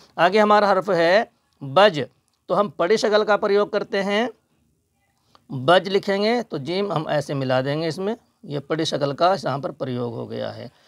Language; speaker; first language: Hindi; native; Hindi